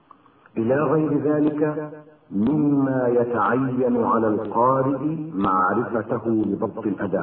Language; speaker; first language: Arabic; native; Arabic